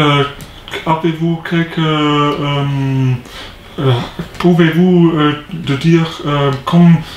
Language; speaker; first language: French; non-native, learner; German